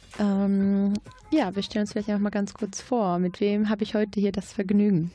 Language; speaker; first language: German; native; German